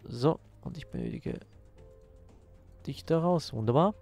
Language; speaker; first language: German; native; German